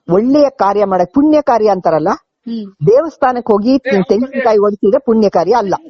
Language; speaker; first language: Kannada; non-native, local second language; Lambadi